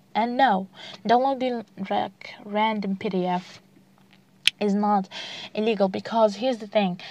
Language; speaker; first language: English; non-native, fluent; Arabic